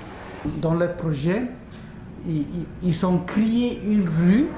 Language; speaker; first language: French; non-native, local second language; Dutch